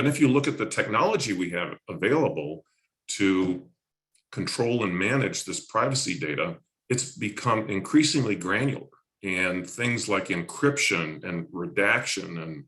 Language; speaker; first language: English; native; English